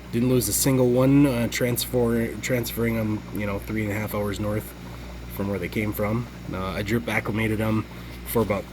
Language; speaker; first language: English; native; English